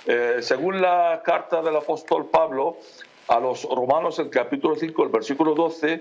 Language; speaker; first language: Spanish; non-native, fluent; Aramaic